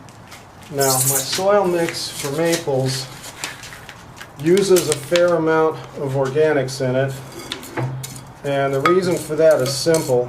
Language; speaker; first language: English; native; English